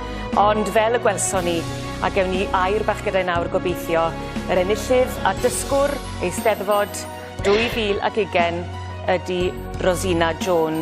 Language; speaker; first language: Welsh; native; Welsh